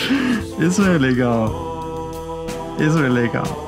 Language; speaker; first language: Portuguese; non-native, fluent; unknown